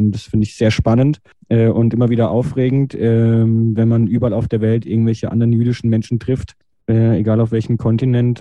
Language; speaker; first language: German; native; German